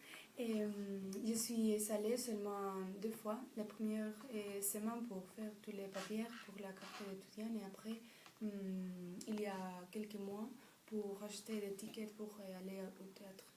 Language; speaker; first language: French; non-native, fluent; Spanish